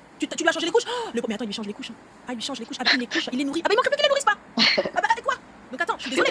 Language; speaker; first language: French; native; French